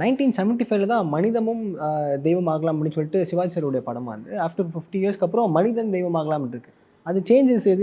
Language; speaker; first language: Tamil; native; Tamil